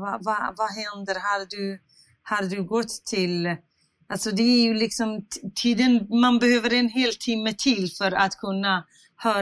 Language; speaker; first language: Swedish; non-native, fluent; Central Kurdish